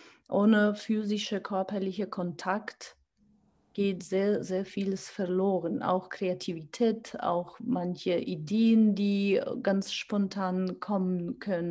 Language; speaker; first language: German; non-native, fluent; Georgian